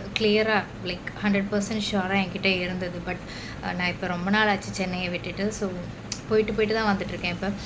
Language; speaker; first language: Tamil; non-native, local second language; Malayalam